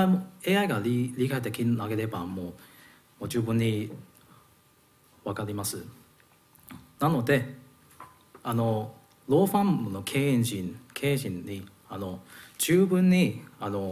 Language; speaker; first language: Japanese; non-native, learner; Cantonese